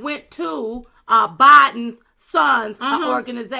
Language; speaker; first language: English; native; English